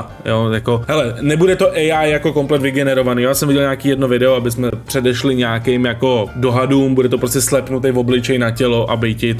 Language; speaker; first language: Czech; native; Czech